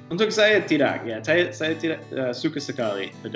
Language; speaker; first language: Indonesian; non-native, learner; English